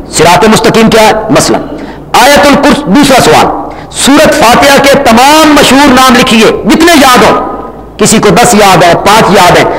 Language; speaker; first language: Urdu; non-native, local second language; Punjabi